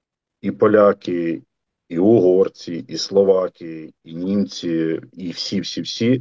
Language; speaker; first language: Ukrainian; native; Ukrainian